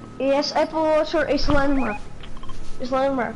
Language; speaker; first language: English; non-native, learner; Slovak